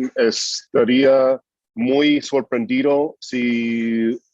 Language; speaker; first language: Spanish; non-native, fluent; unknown